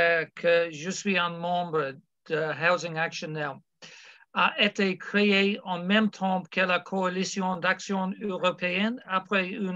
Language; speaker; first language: French; non-native, learner; English